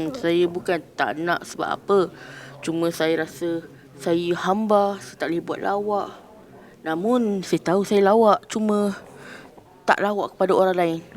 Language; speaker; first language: Malay; native; Malay